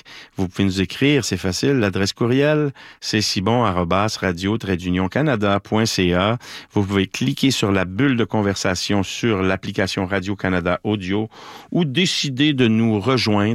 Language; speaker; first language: French; native; French